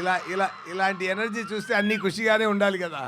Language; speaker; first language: Telugu; non-native, fluent; Tamil